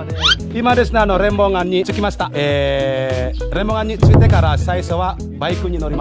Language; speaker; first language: Japanese; non-native, local second language; Indonesian